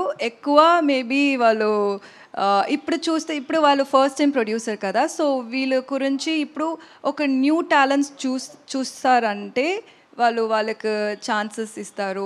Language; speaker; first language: Telugu; non-native, learner; Tamil